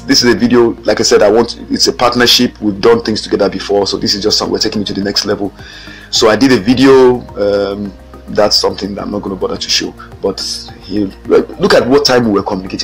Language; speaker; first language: English; non-native, local second language; Yoruba